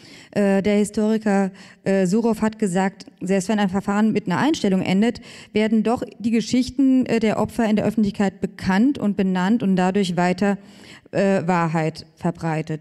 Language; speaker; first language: German; native; German